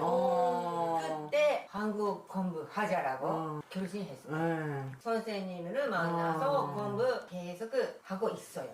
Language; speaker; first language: Korean; non-native, learner; Japanese